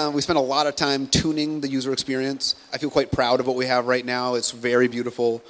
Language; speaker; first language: English; native; English